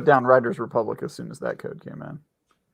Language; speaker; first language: English; native; English